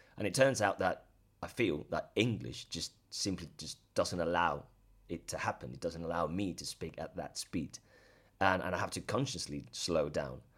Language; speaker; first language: English; non-native, fluent; Spanish